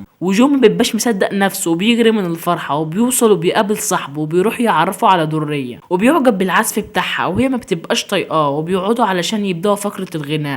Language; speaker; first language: Arabic; native; Arabic